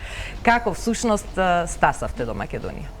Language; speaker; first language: Macedonian; native; Macedonian